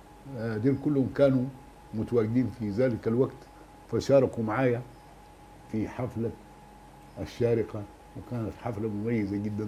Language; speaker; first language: Arabic; native; Arabic